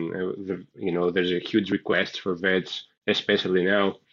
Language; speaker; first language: English; non-native, fluent; Greek